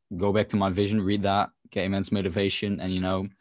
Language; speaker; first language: English; non-native, fluent; Dutch